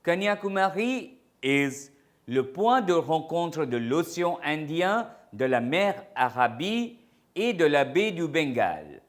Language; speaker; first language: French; non-native, fluent; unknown